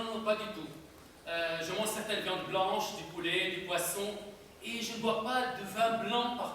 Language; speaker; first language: French; non-native, local second language; Arabic